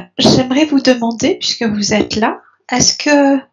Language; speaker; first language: French; native; French